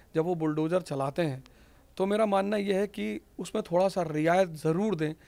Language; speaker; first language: Hindi; native; Hindi